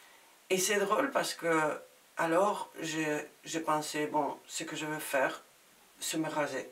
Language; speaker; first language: French; non-native, fluent; Spanish